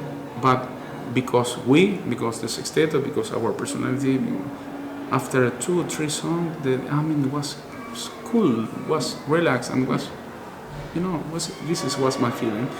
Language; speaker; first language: English; non-native, learner; Spanish